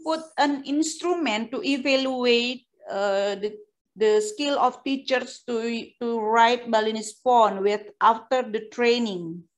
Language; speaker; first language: English; non-native, fluent; Indonesian